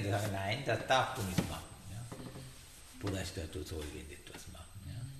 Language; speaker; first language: German; non-native, learner; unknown